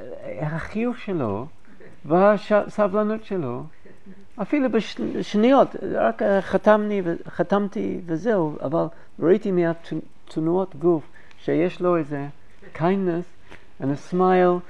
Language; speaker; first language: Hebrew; non-native, fluent; English